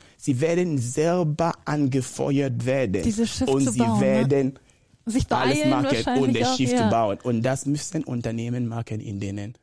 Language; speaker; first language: German; non-native, fluent; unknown